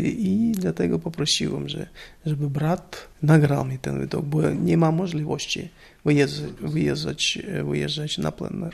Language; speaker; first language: Polish; non-native, learner; Russian